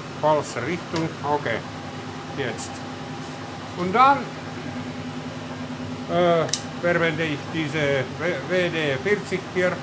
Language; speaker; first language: German; non-native, learner; Finnish